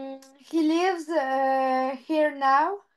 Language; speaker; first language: English; non-native, learner; French